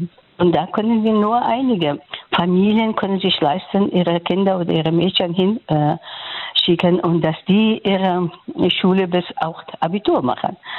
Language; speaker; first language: German; non-native, fluent; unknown